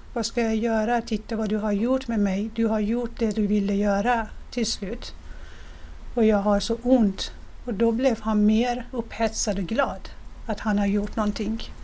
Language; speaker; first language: Swedish; non-native, fluent; Persian